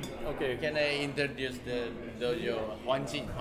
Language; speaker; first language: English; non-native, learner; Japanese